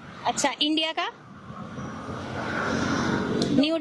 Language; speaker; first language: Hindi; non-native, fluent; Bangla